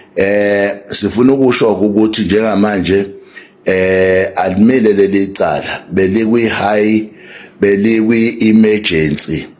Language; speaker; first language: Zulu; native; Zulu